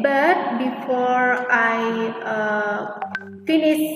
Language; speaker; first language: English; non-native, fluent; Indonesian